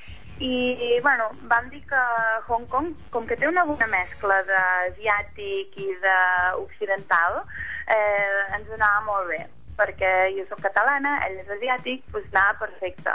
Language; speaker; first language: Catalan; native; Catalan